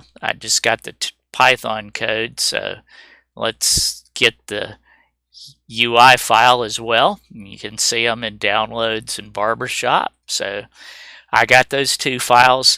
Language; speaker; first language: English; native; English